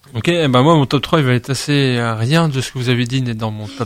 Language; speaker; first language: French; native; French